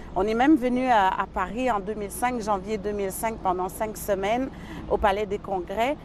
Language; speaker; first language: French; native; French